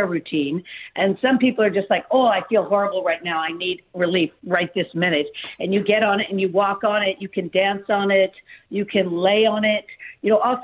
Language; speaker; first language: English; native; English